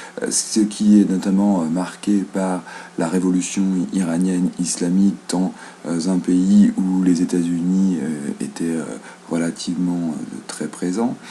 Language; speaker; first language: French; native; French